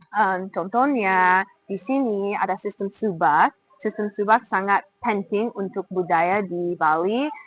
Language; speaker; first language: Indonesian; non-native, fluent; English